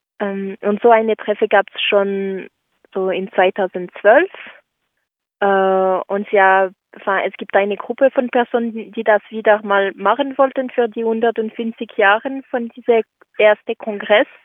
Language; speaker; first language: German; non-native, local second language; French